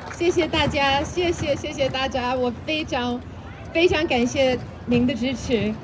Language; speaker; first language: Chinese; early bilingual, heritage; Chinese